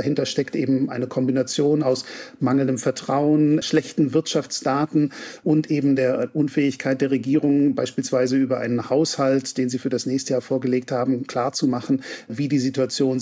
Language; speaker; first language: German; native; German